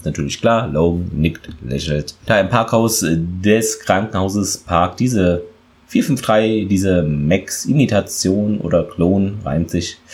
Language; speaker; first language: German; native; German